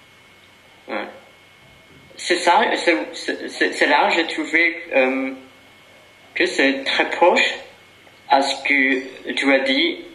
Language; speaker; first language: French; non-native, fluent; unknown